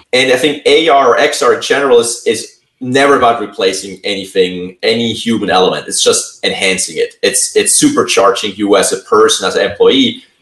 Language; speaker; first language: English; non-native, fluent; Swiss German